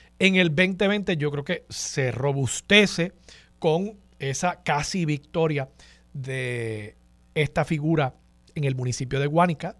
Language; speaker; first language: Spanish; native; Spanish